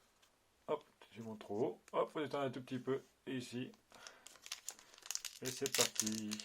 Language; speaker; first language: French; native; French